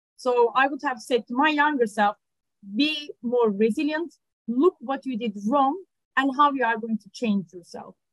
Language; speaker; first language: English; non-native, fluent; Turkish